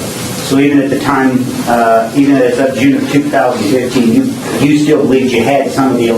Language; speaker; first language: English; native; English